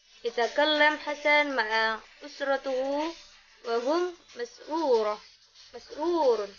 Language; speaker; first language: Arabic; non-native, learner; Indonesian